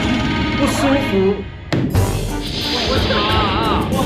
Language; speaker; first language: Chinese; native; Chinese